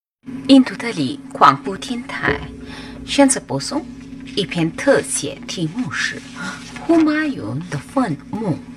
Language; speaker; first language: Chinese; non-native, learner; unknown